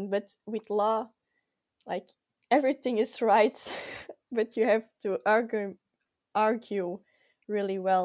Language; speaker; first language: English; non-native, fluent; Dutch